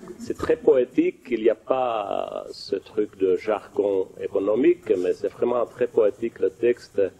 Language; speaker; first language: French; non-native, fluent; Finnish